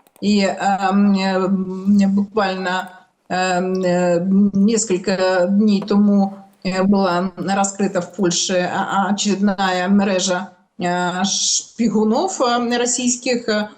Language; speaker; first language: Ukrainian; non-native, local second language; Russian